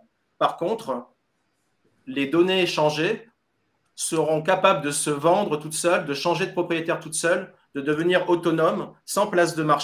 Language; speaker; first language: French; native; French